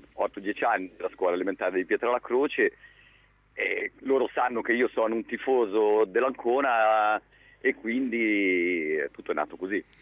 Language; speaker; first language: Italian; native; Italian